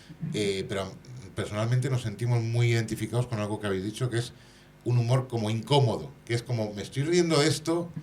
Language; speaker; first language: Spanish; native; Spanish